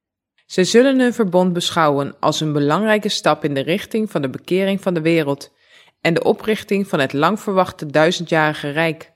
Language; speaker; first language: Dutch; native; Dutch